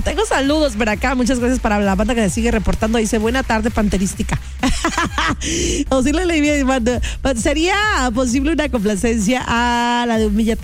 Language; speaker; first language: Spanish; native; Spanish